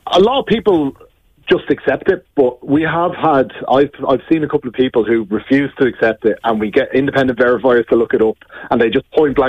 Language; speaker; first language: English; native; English